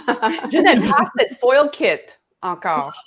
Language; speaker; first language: French; non-native, learner; English